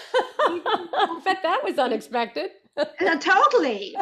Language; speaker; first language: English; native; English